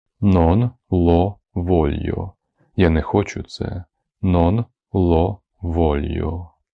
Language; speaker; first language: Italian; non-native, fluent; Ukrainian